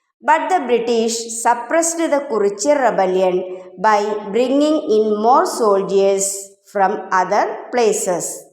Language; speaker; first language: English; non-native, local second language; Malayalam